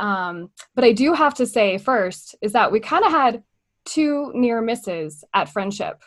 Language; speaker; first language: English; native; English